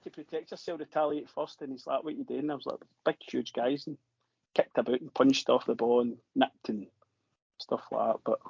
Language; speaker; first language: English; native; English